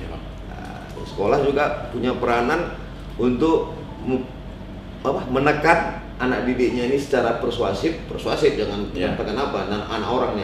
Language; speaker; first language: Indonesian; native; Indonesian